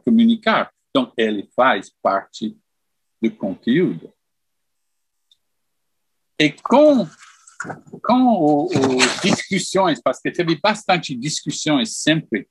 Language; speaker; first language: Portuguese; non-native, fluent; English